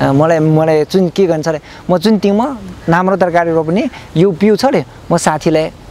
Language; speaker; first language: Nepali; non-native, learner; Chinese